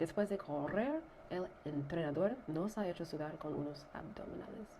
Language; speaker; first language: Spanish; non-native, learner; English